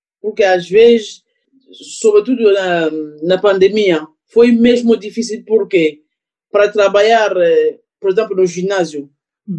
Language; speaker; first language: Portuguese; non-native, learner; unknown